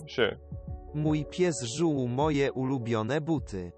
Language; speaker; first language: English; native; English